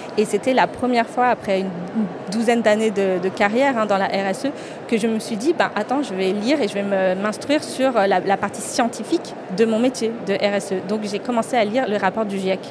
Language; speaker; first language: French; native; French